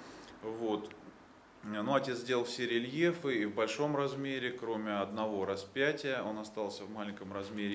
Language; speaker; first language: Russian; native; Russian